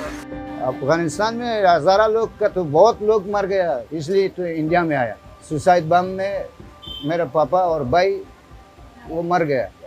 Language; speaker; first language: Hindi; non-native, learner; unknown